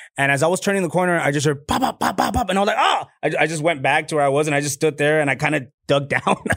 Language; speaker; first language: English; native; English